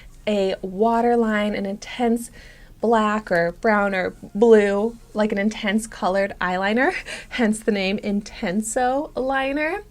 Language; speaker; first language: English; native; English